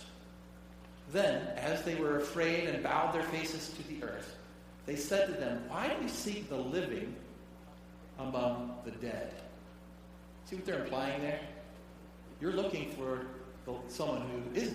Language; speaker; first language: English; native; English